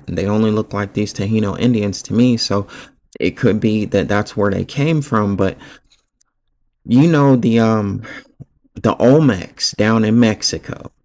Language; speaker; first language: English; native; English